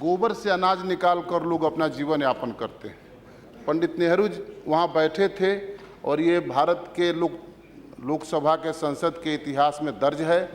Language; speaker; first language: Hindi; native; Hindi